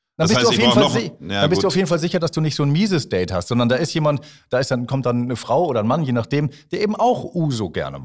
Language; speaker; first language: German; native; German